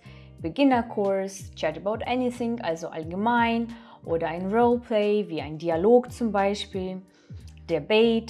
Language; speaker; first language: German; non-native, fluent; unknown